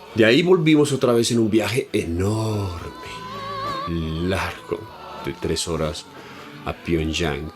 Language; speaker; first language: Spanish; native; Spanish